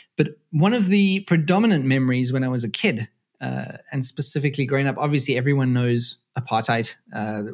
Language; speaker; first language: English; native; English